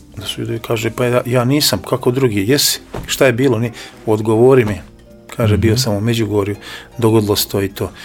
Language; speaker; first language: Croatian; native; Croatian